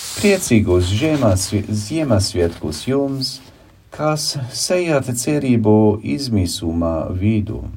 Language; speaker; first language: Latvian; non-native, learner; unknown